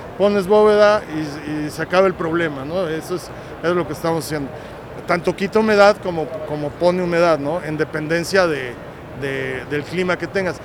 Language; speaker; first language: Spanish; native; Spanish